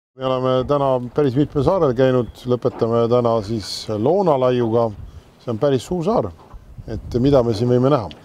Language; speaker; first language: Estonian; native; Estonian